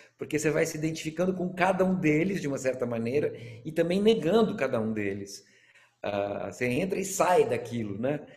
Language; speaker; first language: Portuguese; native; Portuguese